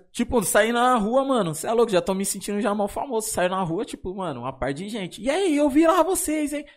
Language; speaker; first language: Portuguese; native; Portuguese